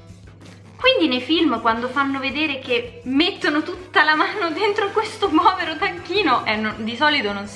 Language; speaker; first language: Italian; native; Italian